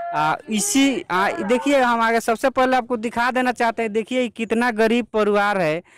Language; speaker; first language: Hindi; non-native, local second language; Bhojpuri